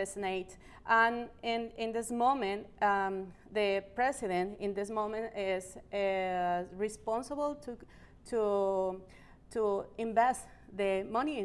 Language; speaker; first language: English; non-native, learner; Spanish